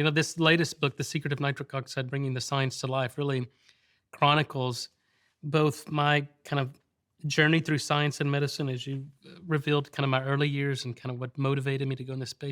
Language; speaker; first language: English; native; English